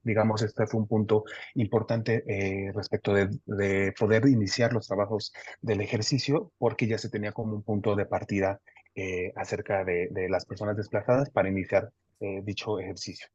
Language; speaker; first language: Spanish; native; Spanish